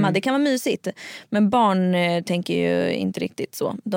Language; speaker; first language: Swedish; native; Swedish